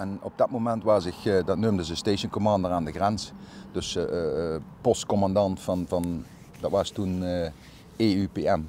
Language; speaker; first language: Dutch; native; Dutch